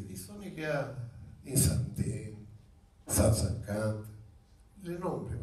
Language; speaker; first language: French; non-native, fluent; Spanish